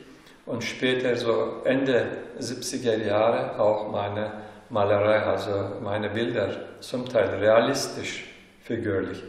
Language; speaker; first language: German; non-native, fluent; Turkish